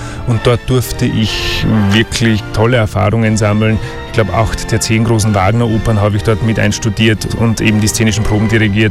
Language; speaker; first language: German; native; German